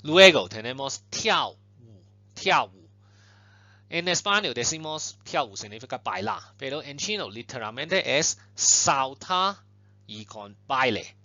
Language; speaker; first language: Spanish; non-native, fluent; Chinese